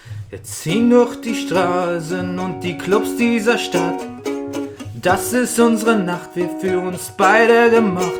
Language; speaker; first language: German; native; German